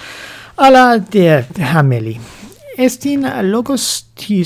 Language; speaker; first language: Greek; non-native, fluent; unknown